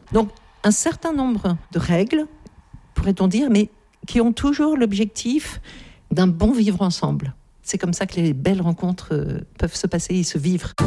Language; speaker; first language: French; native; French